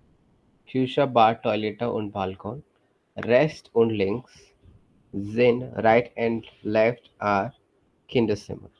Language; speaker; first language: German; non-native, fluent; Hindi